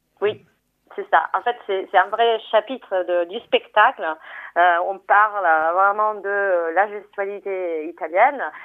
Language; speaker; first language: French; non-native, fluent; Italian